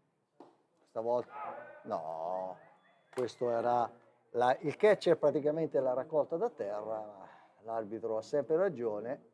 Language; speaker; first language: Italian; native; Italian